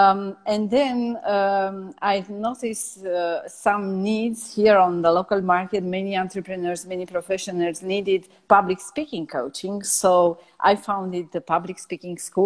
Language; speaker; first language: English; non-native, fluent; Romanian